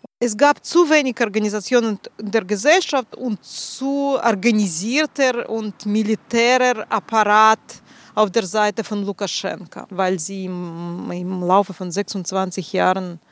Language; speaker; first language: German; non-native, fluent; Russian